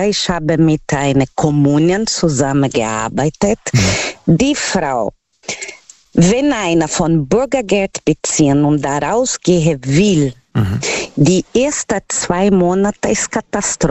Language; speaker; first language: German; non-native, learner; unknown